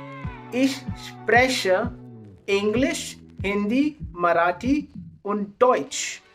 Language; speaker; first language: German; non-native, fluent; Marathi